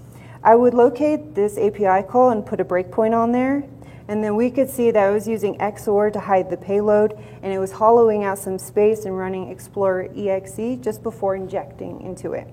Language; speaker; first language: English; native; English